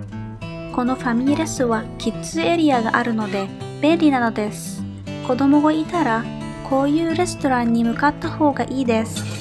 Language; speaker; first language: Japanese; non-native, fluent; Arabic